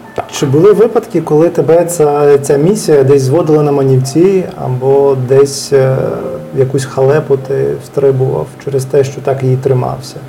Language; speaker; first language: Ukrainian; native; Ukrainian